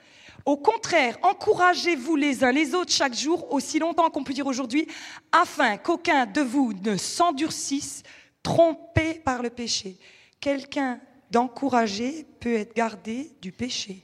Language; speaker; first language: French; native; French